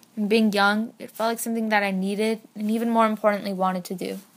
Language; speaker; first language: English; native; English